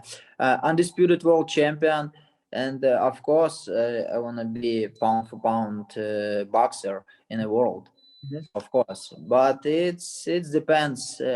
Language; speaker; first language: English; non-native, learner; Russian